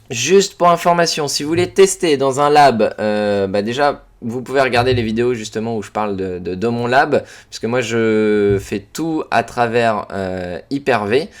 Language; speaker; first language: French; native; French